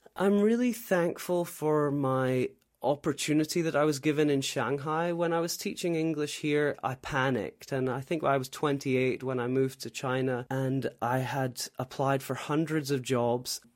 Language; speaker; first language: English; native; English